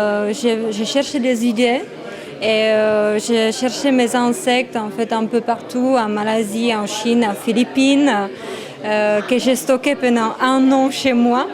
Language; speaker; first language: French; non-native, fluent; Czech